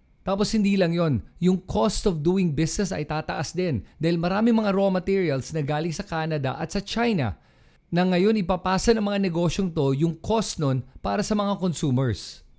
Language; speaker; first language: Filipino; native; Filipino